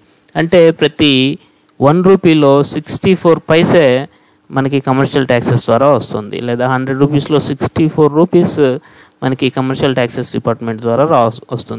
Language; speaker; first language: Telugu; native; Telugu